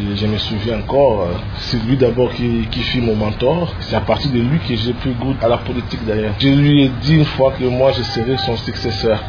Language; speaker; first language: French; non-native, local second language; Lingala